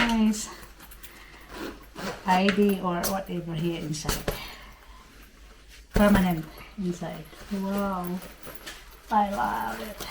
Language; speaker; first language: English; non-native, learner; Cebuano